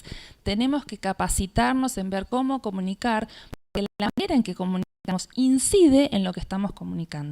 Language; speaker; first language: Spanish; native; Spanish